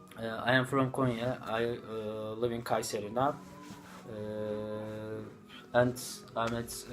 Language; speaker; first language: English; non-native, learner; Turkish